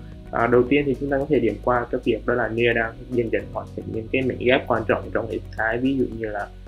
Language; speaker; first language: Vietnamese; native; Vietnamese